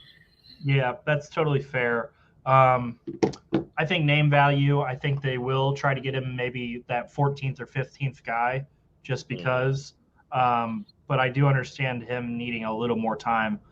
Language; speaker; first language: English; native; English